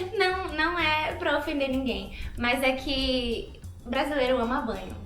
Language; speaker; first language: Portuguese; native; Portuguese